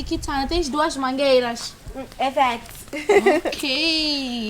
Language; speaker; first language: Turkish; non-native, fluent; Portuguese